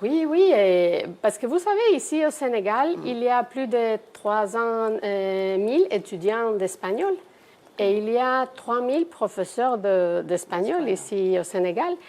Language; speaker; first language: French; non-native, fluent; Spanish